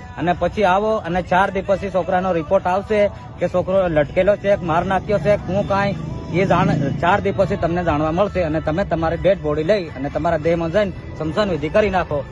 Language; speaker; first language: Gujarati; non-native, local second language; Bhili